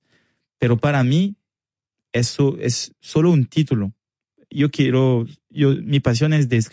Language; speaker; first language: Spanish; non-native, learner; French